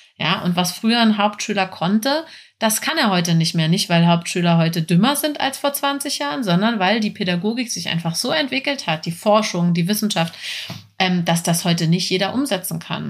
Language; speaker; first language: German; native; German